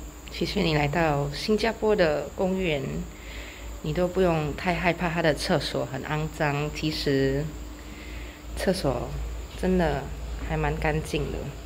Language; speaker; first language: Chinese; native; Chinese